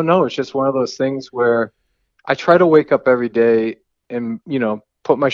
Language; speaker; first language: English; native; English